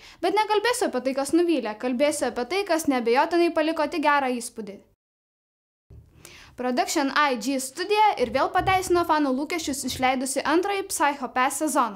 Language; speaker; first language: Lithuanian; native; Lithuanian